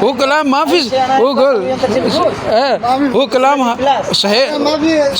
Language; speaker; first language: Arabic; non-native, learner; Urdu